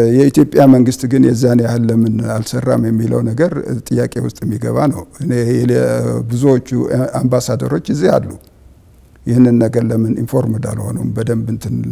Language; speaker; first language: Amharic; non-native, local second language; Tigrinya